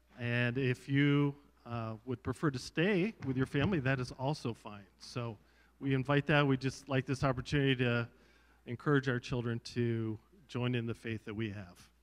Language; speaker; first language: English; native; English